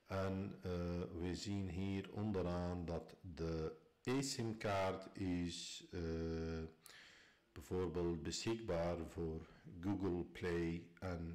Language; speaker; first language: Dutch; non-native, fluent; Arabic